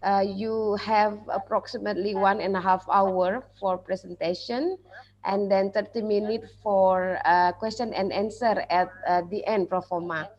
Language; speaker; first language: English; non-native, fluent; Indonesian